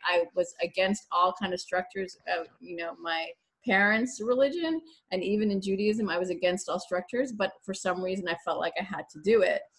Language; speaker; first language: English; native; English